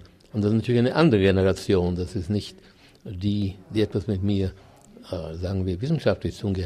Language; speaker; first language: German; native; German